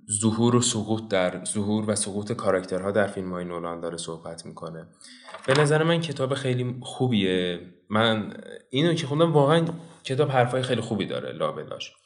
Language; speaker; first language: Persian; non-native, local second language; Azerbaijani